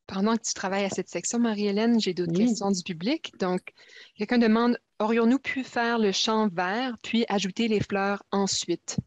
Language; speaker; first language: French; native; French